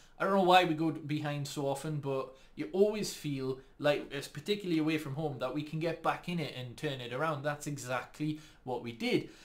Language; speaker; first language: English; native; English